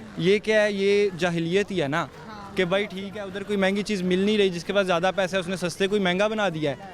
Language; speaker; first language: Urdu; non-native, local second language; Punjabi